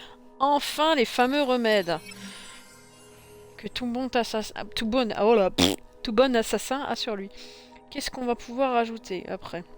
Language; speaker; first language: French; native; French